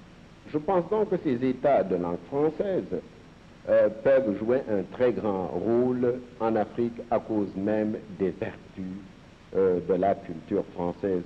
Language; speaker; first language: French; non-native, local second language; Serer